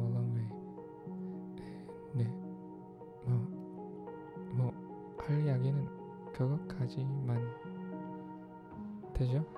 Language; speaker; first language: Korean; non-native, learner; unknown